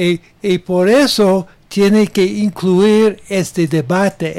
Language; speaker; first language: Spanish; non-native, learner; English